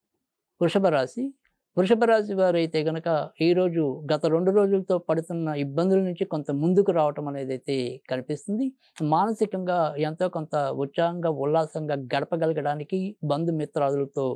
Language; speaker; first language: Telugu; native; Telugu